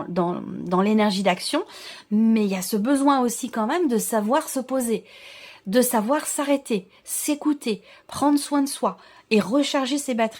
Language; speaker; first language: French; native; French